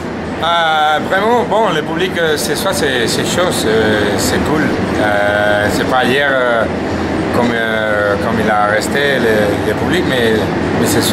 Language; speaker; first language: French; non-native, fluent; Spanish